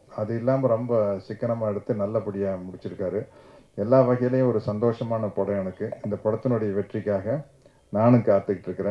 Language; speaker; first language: Tamil; native; Tamil